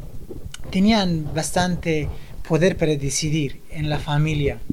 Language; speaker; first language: Spanish; non-native, fluent; Persian